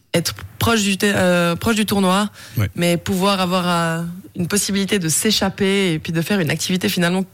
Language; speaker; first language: French; native; French